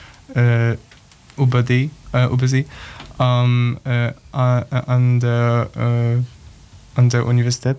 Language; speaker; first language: German; non-native, learner; Polish